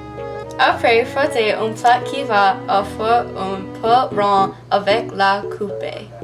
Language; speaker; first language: French; non-native, learner; English